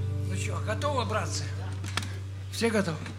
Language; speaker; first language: Russian; native; Russian